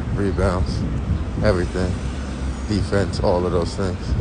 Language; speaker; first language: English; native; English